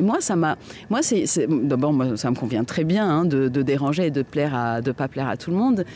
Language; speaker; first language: French; non-native, local second language; Arabic